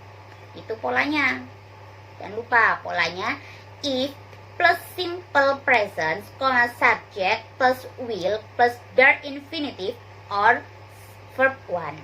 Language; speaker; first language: English; non-native, learner; Indonesian